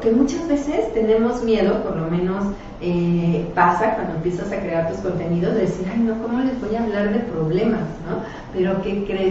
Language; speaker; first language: Spanish; native; Spanish